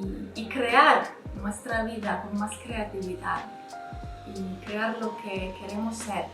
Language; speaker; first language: Spanish; non-native, fluent; Italian